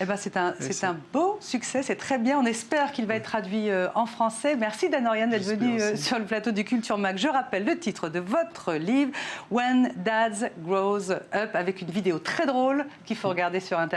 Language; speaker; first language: French; native; French